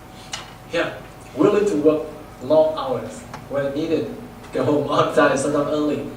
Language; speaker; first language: English; non-native, fluent; Vietnamese